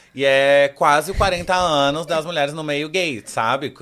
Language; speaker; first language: Portuguese; native; Portuguese